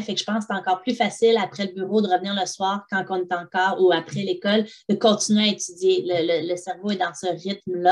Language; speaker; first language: French; native; French